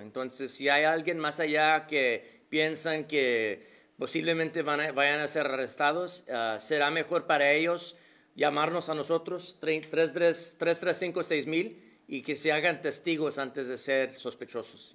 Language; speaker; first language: Spanish; early bilingual, other home language; English